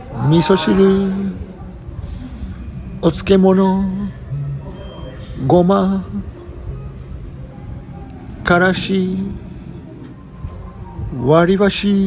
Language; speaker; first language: Japanese; native; Japanese